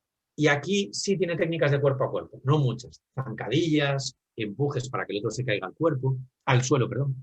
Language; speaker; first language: Spanish; native; Spanish